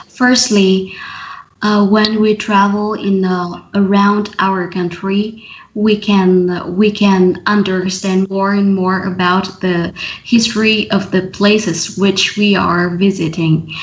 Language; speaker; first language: English; non-native, learner; Vietnamese